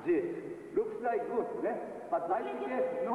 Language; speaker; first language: English; non-native, learner; Japanese